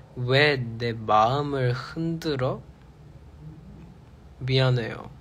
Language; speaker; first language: Korean; non-native, fluent; Chinese